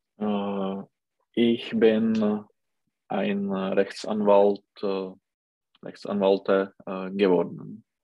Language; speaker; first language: German; non-native, learner; Czech